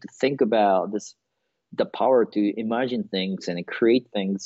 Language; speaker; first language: English; non-native, fluent; Japanese